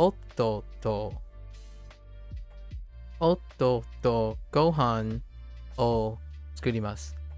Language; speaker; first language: Japanese; non-native, learner; English